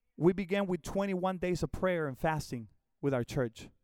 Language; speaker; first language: English; non-native, fluent; Spanish